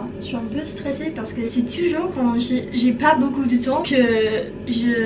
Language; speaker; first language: French; non-native, learner; English